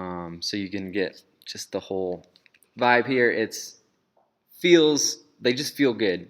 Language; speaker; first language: English; native; English